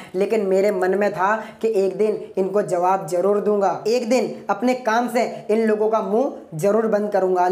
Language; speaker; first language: Hindi; non-native, local second language; Gujarati